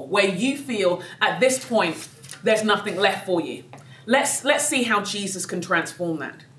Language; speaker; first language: English; native; English